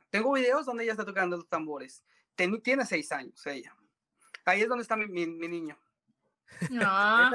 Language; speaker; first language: Spanish; native; Spanish